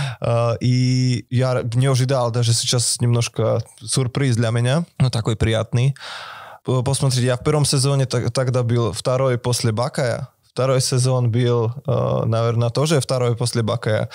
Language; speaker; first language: Russian; non-native, fluent; Slovak